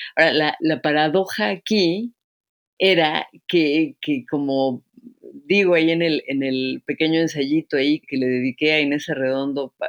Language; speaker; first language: Spanish; native; Spanish